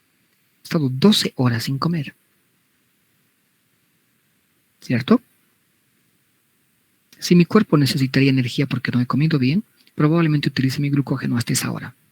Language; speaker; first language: Spanish; native; Spanish